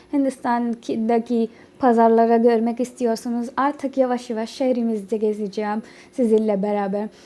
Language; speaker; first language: Turkish; non-native, fluent; Urdu